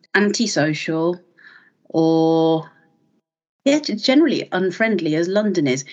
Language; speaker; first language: English; native; English